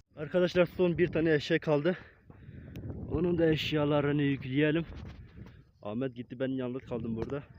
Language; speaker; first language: Turkish; non-native, local second language; Kurdish